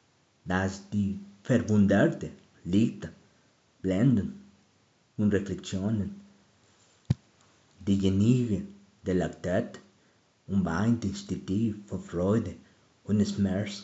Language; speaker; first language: German; non-native, learner; Spanish